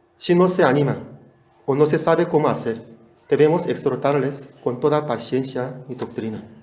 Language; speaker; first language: Spanish; non-native, fluent; Korean